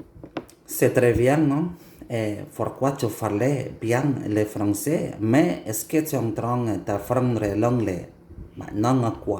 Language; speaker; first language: French; non-native, learner; Indonesian